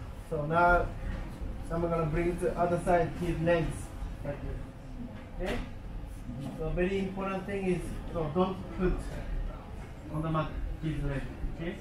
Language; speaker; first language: English; non-native, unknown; Japanese